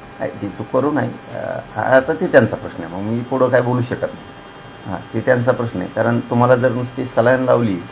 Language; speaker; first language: Marathi; native; Marathi